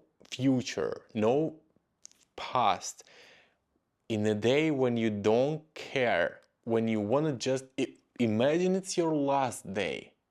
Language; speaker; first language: English; non-native, fluent; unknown